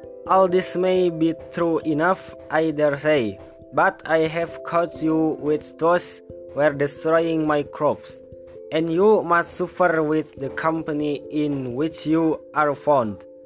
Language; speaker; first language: English; non-native, learner; Indonesian